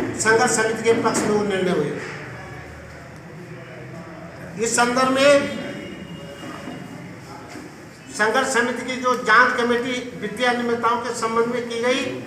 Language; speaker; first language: Hindi; native; Hindi